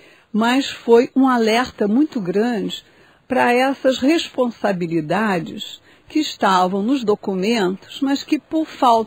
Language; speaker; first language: Portuguese; native; Portuguese